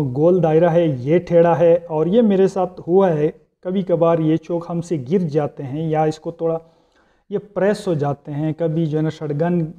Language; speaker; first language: Urdu; non-native, local second language; Punjabi